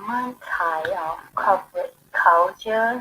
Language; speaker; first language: English; non-native, learner; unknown